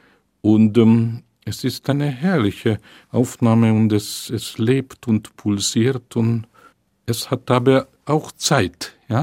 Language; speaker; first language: German; non-native, fluent; Hungarian